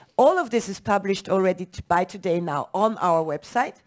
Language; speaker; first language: English; non-native, fluent; German